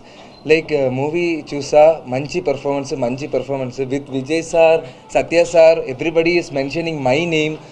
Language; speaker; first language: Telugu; non-native, learner; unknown